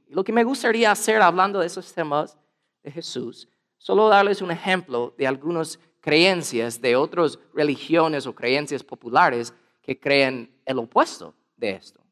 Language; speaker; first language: Spanish; non-native, fluent; English